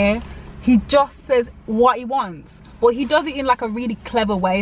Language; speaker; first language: English; native; English